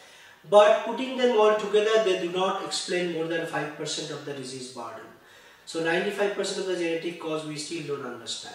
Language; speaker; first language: English; non-native, local second language; Bangla